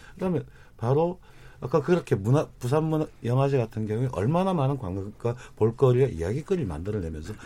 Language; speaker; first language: Korean; native; Korean